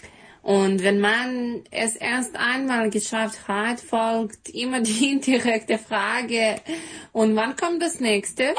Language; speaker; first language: German; non-native, learner; Serbian